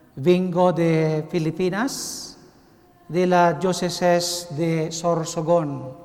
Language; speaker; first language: Spanish; non-native, learner; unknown